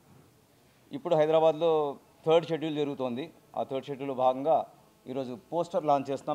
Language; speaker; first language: Telugu; native; Telugu